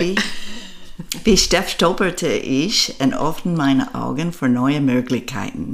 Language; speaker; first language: German; non-native, fluent; English